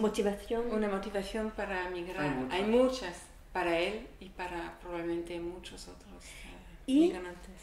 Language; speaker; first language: Spanish; non-native, learner; French